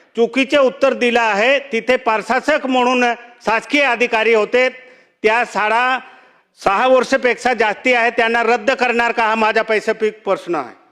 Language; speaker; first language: Marathi; non-native, local second language; Bhili